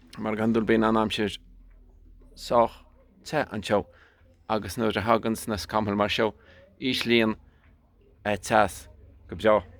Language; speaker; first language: Irish; native; Irish